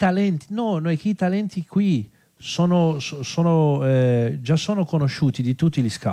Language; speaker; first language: Italian; non-native, fluent; Portuguese